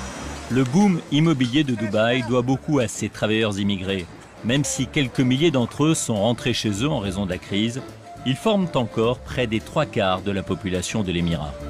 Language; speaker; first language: French; native; French